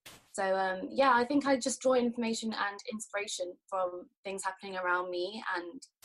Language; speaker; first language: English; native; English